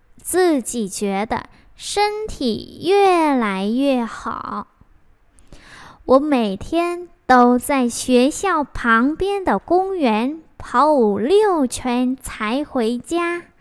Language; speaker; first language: Chinese; non-native, fluent; Vietnamese